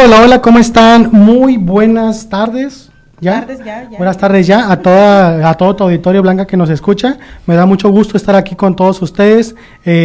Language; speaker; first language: Spanish; non-native, local second language; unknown